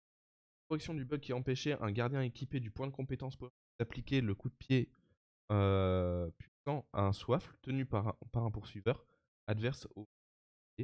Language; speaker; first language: French; native; French